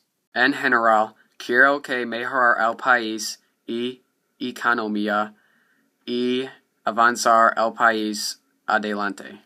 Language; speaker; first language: Spanish; non-native, learner; English